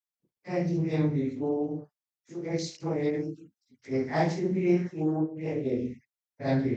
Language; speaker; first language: English; non-native, learner; Thai